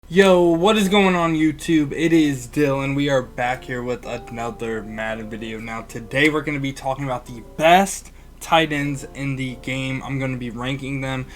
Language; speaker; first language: English; native; English